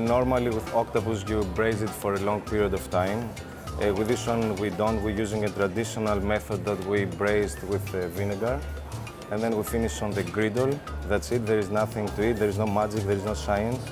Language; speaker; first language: English; non-native, fluent; Greek